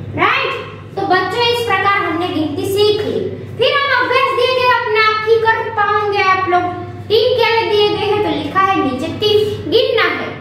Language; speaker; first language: Hindi; non-native, local second language; Gujarati